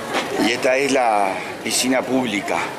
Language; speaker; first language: Spanish; native; Spanish